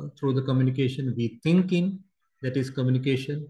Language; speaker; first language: English; non-native, local second language; Sinhala